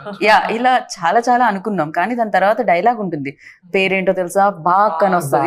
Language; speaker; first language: Telugu; native; Telugu